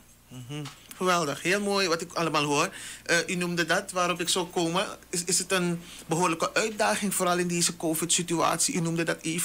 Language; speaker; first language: Dutch; native; Dutch